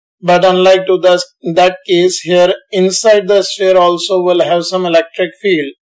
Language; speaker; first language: English; non-native, local second language; Hindi